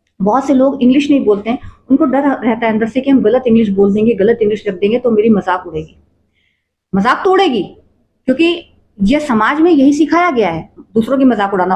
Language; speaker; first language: Hindi; native; Hindi